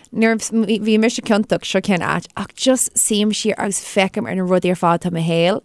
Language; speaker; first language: Irish; non-native, local second language; English